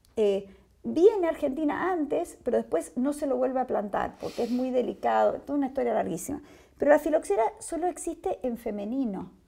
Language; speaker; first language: Spanish; native; Spanish